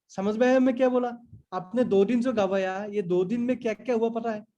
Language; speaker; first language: Hindi; non-native, local second language; Assamese